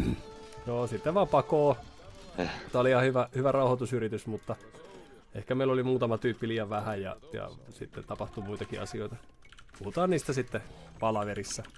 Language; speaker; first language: Finnish; native; Finnish